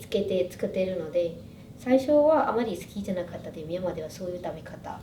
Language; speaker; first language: Japanese; non-native, fluent; Burmese